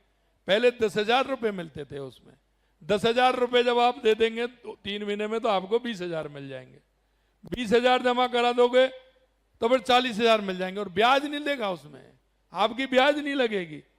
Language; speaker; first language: Hindi; native; Hindi